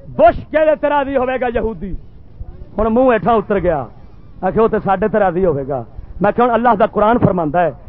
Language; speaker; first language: Urdu; native; Urdu